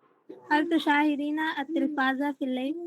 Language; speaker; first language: Arabic; non-native, learner; Urdu